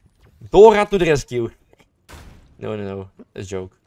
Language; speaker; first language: English; non-native, learner; Dutch